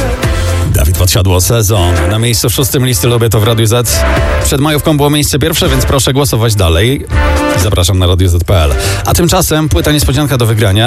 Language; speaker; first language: Polish; native; Polish